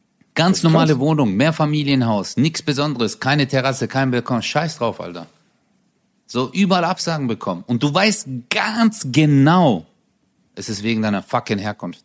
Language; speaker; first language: German; early bilingual, other home language; Turkish